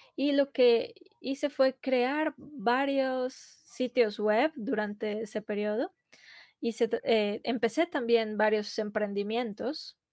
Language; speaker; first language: Spanish; non-native, fluent; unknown